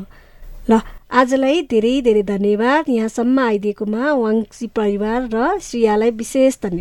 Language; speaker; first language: Nepali; native; Nepali